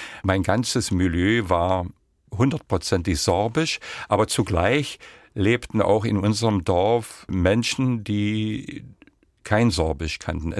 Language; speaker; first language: German; non-native, local second language; Upper Sorbian